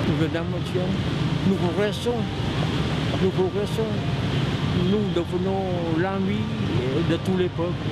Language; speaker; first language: French; non-native, local second language; Vietnamese